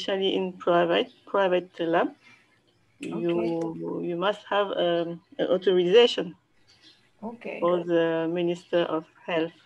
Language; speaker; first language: English; non-native, learner; French